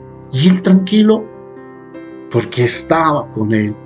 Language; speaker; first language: Spanish; native; Spanish